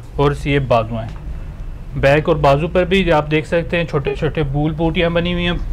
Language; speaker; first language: Urdu; native; Urdu